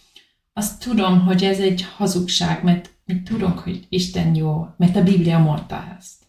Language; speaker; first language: Hungarian; non-native, learner; English